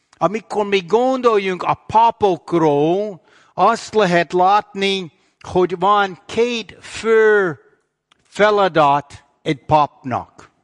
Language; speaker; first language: Hungarian; non-native, fluent; English